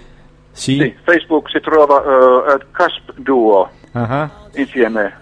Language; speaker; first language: Italian; non-native, learner; Finnish